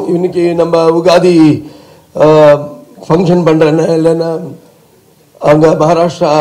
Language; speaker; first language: Tamil; non-native, local second language; Telugu